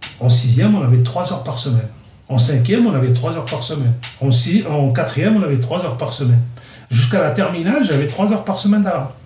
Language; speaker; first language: French; non-native, local second language; Kabyle